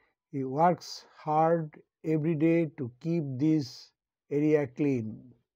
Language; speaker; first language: English; non-native, local second language; Bangla